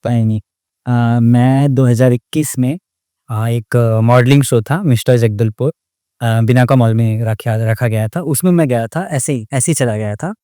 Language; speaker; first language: Hindi; non-native, local second language; Odia